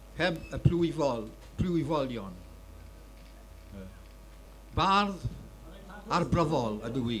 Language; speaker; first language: Welsh; non-native, learner; French